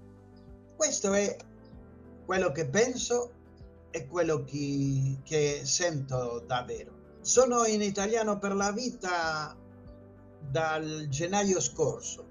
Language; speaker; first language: Italian; non-native, fluent; Spanish